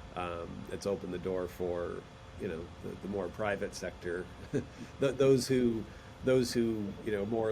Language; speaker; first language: English; native; English